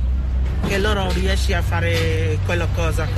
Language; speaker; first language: Italian; non-native, learner; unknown